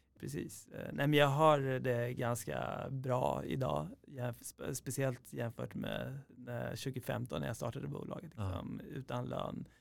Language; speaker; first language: Swedish; early bilingual, other home language; Persian